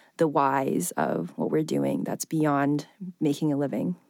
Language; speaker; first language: English; early bilingual, other home language; Chinese